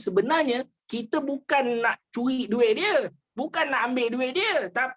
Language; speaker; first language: Malay; native; Malay